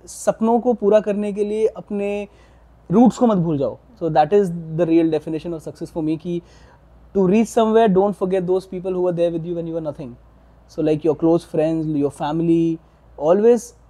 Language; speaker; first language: Hindi; native; Hindi